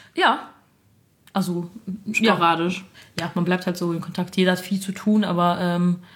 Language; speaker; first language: German; early bilingual, other home language; Armenian